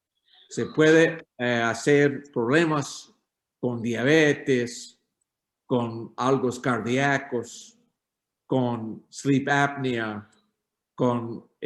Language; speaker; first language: Spanish; non-native, learner; English